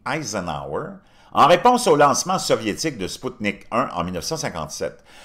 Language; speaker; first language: French; native; French